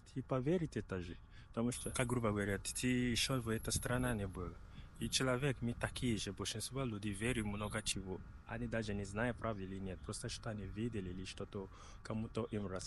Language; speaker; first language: Russian; non-native, learner; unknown